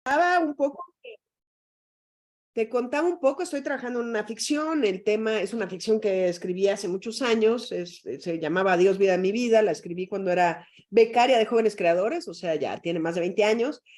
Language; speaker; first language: Spanish; native; Spanish